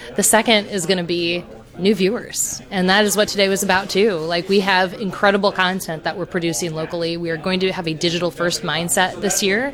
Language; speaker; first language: English; native; English